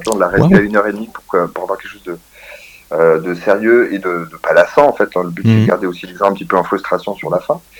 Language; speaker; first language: French; native; French